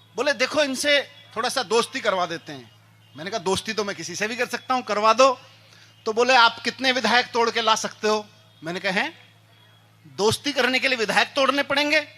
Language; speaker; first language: Hindi; native; Hindi